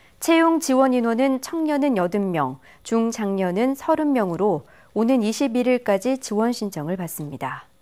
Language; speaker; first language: Korean; native; Korean